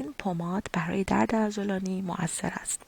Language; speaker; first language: Persian; native; Persian